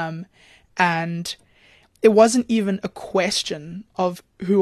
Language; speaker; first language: English; native; English